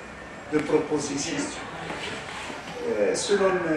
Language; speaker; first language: French; non-native, local second language; Arabic